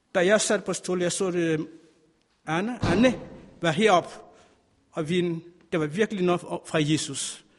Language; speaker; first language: Danish; non-native, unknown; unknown